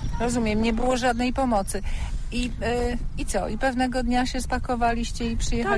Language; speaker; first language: Ukrainian; non-native, learner; Polish